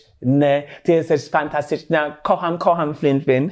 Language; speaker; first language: Polish; non-native, learner; English